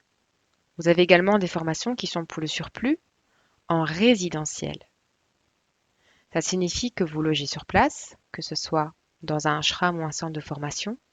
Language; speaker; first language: French; native; French